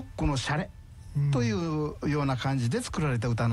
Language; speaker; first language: Japanese; native; Japanese